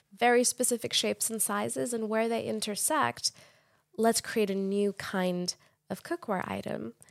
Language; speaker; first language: English; non-native, local second language; Urdu